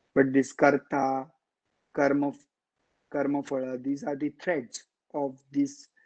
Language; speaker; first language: English; non-native, local second language; Marathi